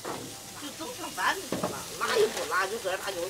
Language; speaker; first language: Chinese; native; Chinese